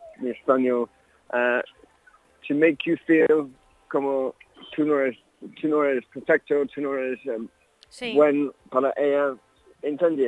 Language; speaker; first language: Spanish; non-native, learner; English